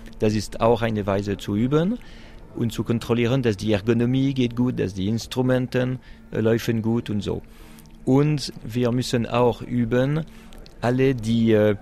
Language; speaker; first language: German; non-native, local second language; French